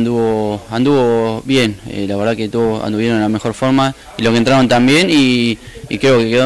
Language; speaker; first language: Spanish; native; Spanish